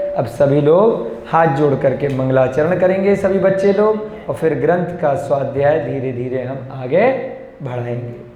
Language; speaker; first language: Hindi; native; Hindi